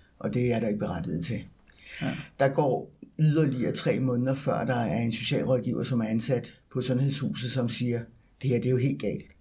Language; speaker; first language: Danish; native; Danish